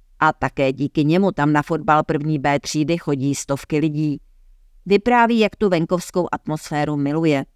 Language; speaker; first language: Czech; native; Czech